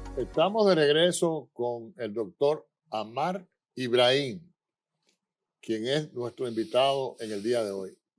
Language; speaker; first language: Spanish; native; Spanish